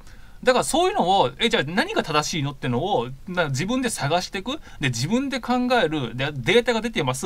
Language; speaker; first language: Japanese; native; Japanese